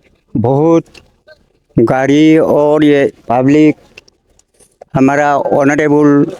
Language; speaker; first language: Hindi; non-native, local second language; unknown